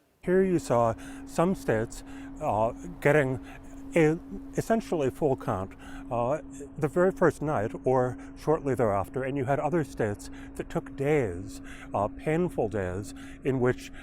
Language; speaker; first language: English; native; English